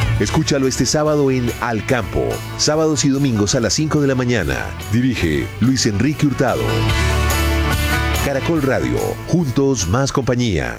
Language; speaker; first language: Spanish; native; Spanish